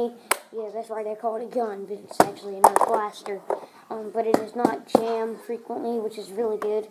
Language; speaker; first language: English; native; English